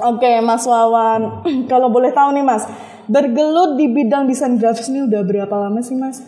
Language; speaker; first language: Indonesian; native; Indonesian